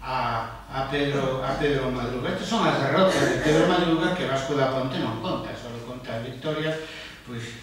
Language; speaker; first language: Spanish; non-native, local second language; Galician